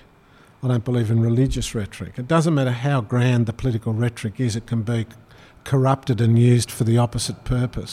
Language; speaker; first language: English; native; English